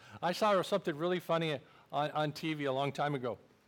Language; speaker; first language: English; native; English